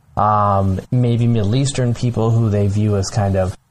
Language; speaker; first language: English; early bilingual, other home language; Bangla